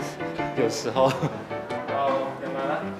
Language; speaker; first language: Chinese; native; Chinese